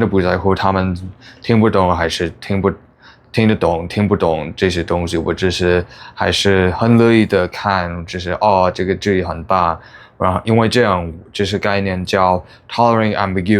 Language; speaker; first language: Chinese; non-native, fluent; English